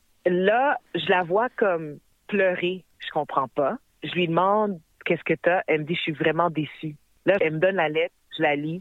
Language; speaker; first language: French; native; French